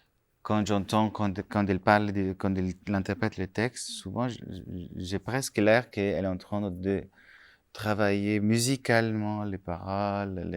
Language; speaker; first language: French; non-native, fluent; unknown